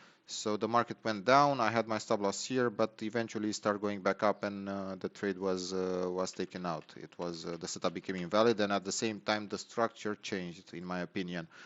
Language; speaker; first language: English; non-native, fluent; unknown